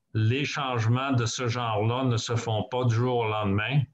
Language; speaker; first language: French; native; French